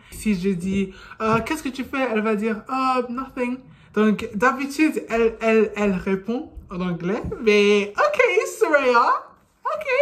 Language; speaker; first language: French; non-native, learner; English